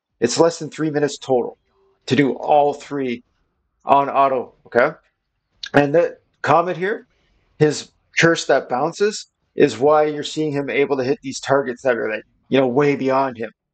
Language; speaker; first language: English; native; English